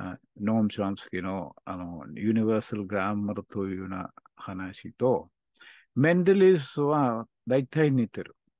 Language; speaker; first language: Japanese; non-native, learner; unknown